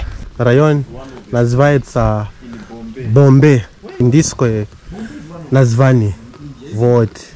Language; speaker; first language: Russian; non-native, fluent; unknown